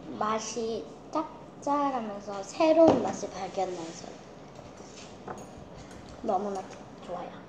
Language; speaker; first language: Korean; early bilingual, heritage; Korean